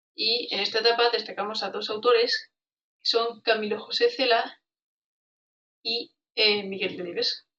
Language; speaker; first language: Spanish; native; Spanish